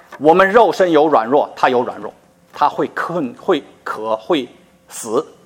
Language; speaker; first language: Chinese; native; Chinese